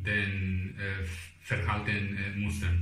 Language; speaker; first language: German; non-native, fluent; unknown